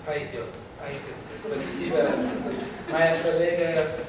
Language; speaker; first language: Russian; non-native, learner; English